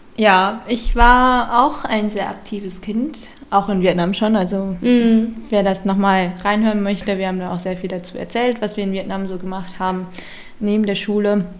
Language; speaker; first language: German; early bilingual, other home language; Vietnamese